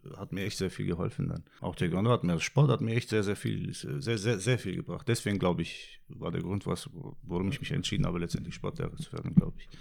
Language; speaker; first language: German; non-native, fluent; Turkish